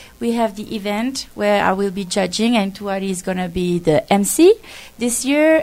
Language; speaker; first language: English; non-native, fluent; French